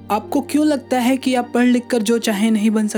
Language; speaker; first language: Hindi; native; Hindi